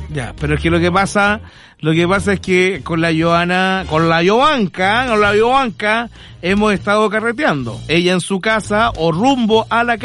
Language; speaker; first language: Spanish; native; Spanish